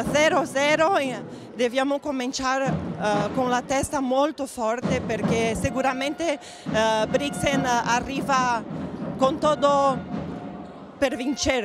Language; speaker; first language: Italian; non-native, fluent; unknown